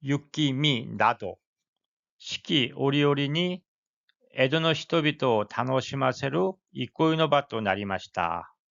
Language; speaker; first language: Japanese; non-native, fluent; Korean